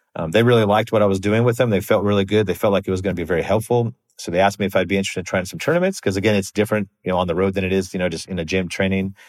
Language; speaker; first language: English; native; English